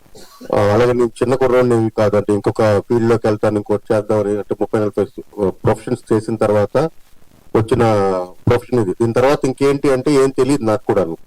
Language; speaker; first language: Telugu; native; Telugu